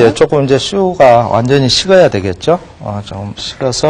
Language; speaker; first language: Korean; native; Korean